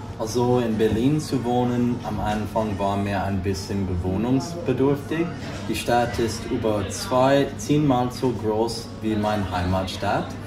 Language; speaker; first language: German; non-native, fluent; English